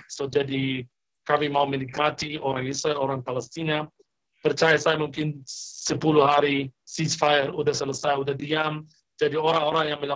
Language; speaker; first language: Indonesian; non-native, fluent; Arabic